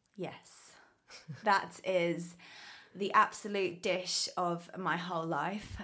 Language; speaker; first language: English; native; English